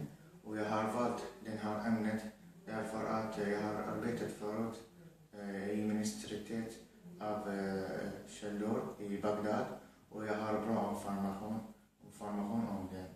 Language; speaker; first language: Swedish; non-native, learner; Arabic